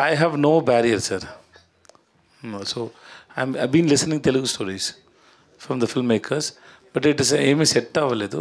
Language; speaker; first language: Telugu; non-native, learner; Tamil